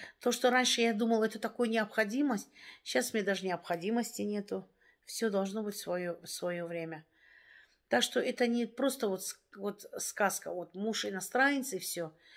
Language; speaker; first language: Russian; native; Russian